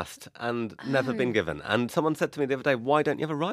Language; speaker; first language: English; native; English